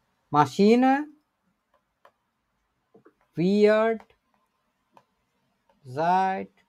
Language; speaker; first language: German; non-native, fluent; Bangla